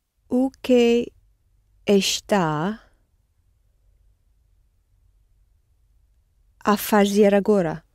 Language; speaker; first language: Portuguese; non-native, learner; English